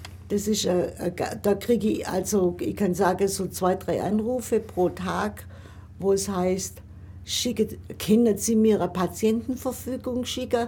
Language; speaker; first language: German; native; German